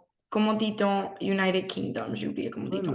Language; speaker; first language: French; non-native, learner; Spanish